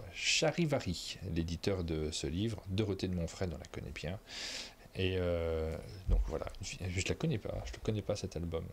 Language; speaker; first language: French; native; French